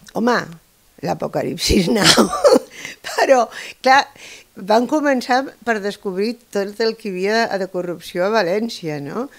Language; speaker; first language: Catalan; non-native, local second language; Spanish